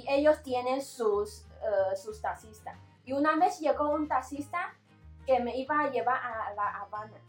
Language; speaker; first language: Spanish; non-native, learner; Chinese